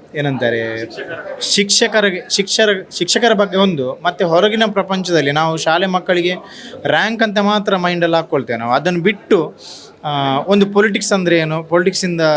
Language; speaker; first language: Kannada; non-native, local second language; Tulu